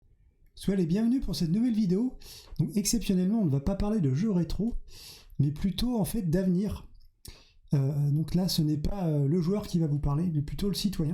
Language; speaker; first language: French; native; French